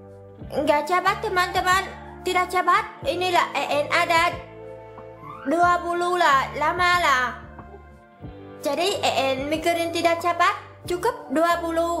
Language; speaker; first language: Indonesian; non-native, learner; Vietnamese